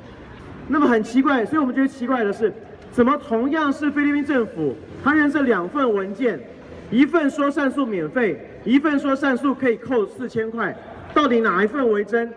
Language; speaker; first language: Chinese; native; Chinese